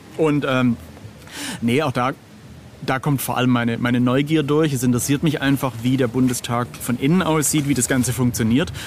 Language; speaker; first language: German; native; German